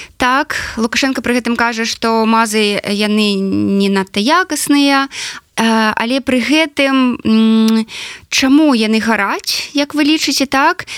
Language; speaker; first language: Belarusian; native; Belarusian